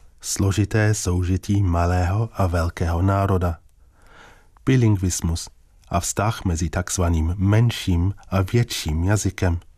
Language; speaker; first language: Czech; native; Czech